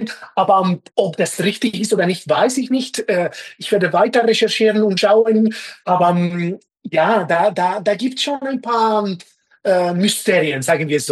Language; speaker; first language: German; non-native, fluent; Spanish